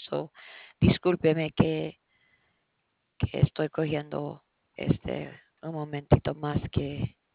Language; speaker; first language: Spanish; early bilingual, heritage; Spanish